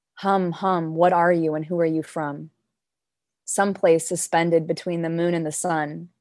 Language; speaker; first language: English; early bilingual, other home language; Danish